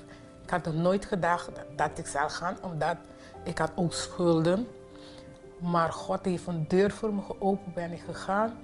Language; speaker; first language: Dutch; non-native, local second language; Papiamento